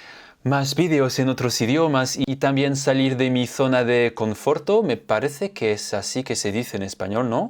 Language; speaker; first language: Spanish; non-native, fluent; French